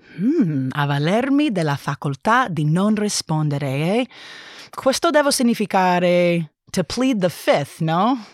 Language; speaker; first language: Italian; non-native, learner; English